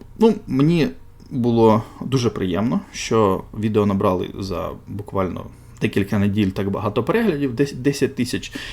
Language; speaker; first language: Ukrainian; non-native, local second language; Russian